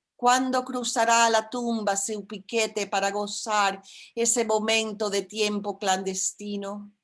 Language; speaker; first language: Spanish; early bilingual, heritage; Spanish